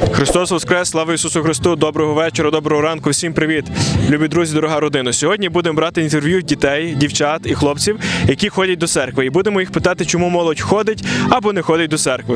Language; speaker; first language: Ukrainian; native; Ukrainian